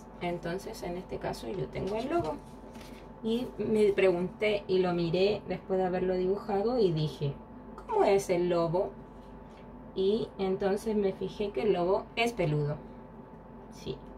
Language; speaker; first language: Spanish; native; Spanish